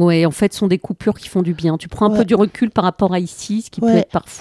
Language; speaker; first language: French; native; French